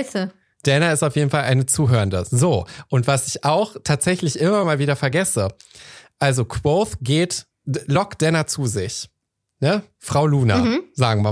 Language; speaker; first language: German; native; German